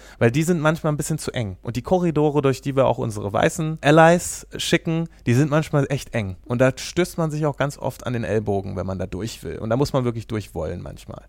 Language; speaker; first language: German; native; German